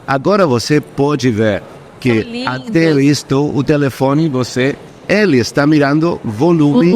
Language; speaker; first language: Portuguese; non-native, fluent; Spanish